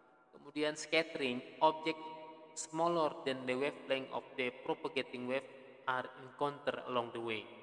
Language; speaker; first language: English; non-native, fluent; Indonesian